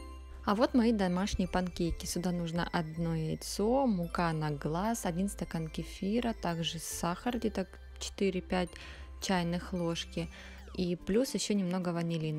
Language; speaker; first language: Russian; native; Russian